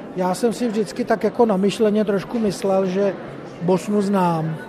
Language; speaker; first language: Czech; native; Czech